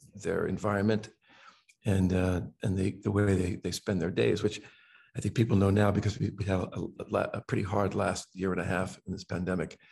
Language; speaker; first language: English; native; English